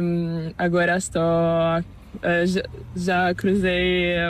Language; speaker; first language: Portuguese; non-native, learner; Italian